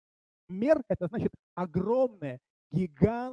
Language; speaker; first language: Czech; non-native, learner; Russian